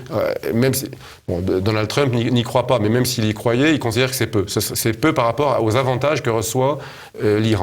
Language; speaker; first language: French; native; French